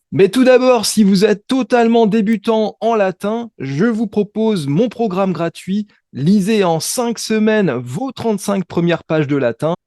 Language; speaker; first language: French; native; French